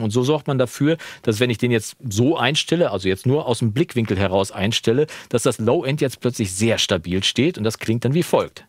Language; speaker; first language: German; native; German